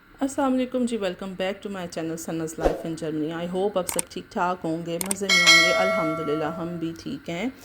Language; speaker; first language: Urdu; native; Urdu